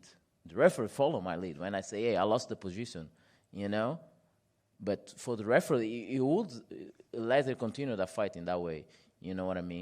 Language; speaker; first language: English; non-native, fluent; Portuguese